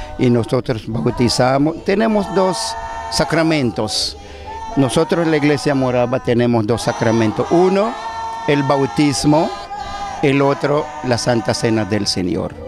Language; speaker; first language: Spanish; non-native, local second language; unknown